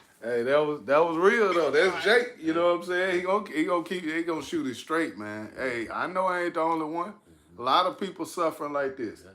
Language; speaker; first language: English; native; English